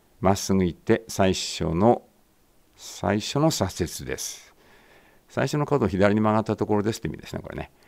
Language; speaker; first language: Japanese; native; Japanese